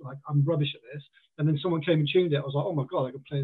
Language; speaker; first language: English; native; English